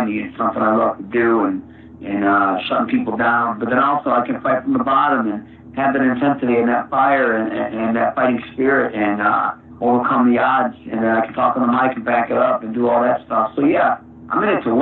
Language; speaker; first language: English; native; English